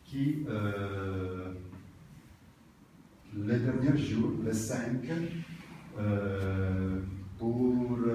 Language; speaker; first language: French; non-native, learner; Italian